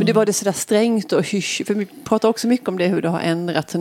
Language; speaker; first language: Swedish; native; Swedish